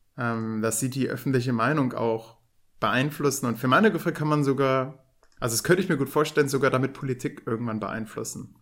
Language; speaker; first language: German; native; German